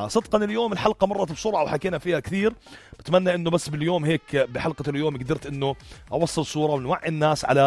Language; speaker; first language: Arabic; native; Arabic